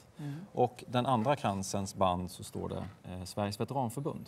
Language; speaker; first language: Swedish; native; Swedish